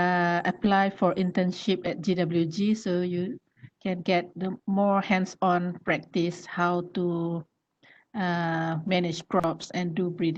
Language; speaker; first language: English; non-native, fluent; Malay